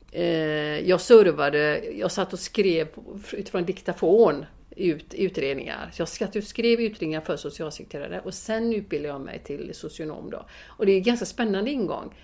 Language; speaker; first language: Swedish; native; Swedish